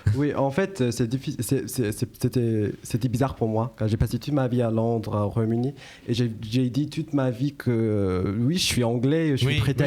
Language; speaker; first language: French; non-native, learner; English